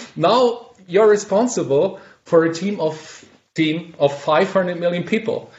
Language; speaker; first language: English; non-native, fluent; German